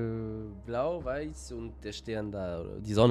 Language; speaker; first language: German; native; German